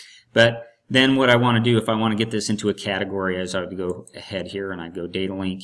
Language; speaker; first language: English; native; English